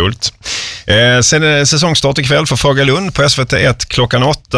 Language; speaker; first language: Swedish; native; Swedish